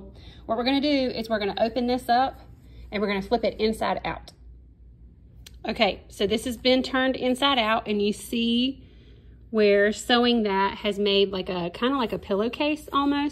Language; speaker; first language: English; native; English